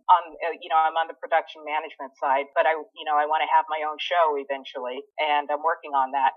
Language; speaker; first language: English; native; English